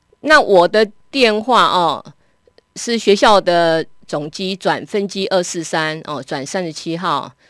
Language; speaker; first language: Chinese; native; Chinese